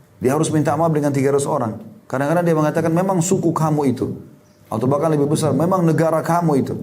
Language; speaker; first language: Indonesian; native; Indonesian